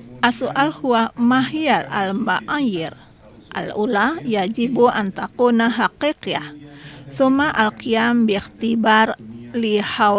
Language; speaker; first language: Arabic; non-native, fluent; Indonesian